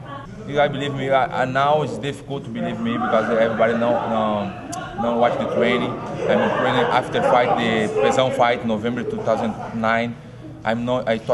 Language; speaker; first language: English; non-native, learner; Portuguese